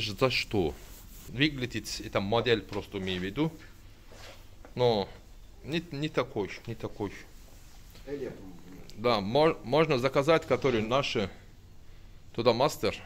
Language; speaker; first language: Russian; non-native, learner; Turkish